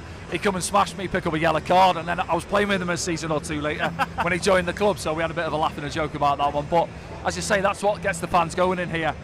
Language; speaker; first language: English; native; English